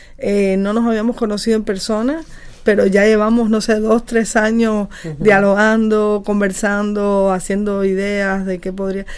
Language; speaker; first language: Spanish; native; Spanish